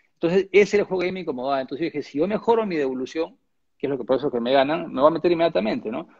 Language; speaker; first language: Spanish; native; Spanish